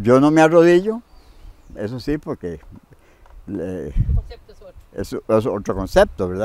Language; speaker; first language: Spanish; native; Spanish